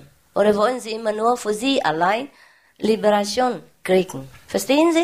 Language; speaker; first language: German; non-native, learner; Vietnamese